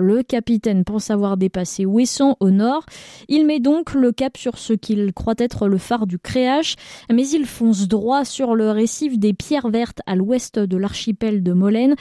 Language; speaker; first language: French; native; French